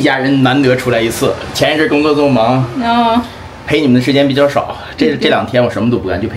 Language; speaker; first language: Chinese; native; Chinese